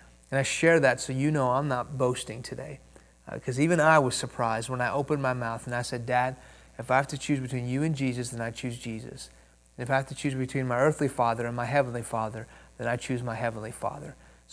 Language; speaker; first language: English; early bilingual, other home language; Persian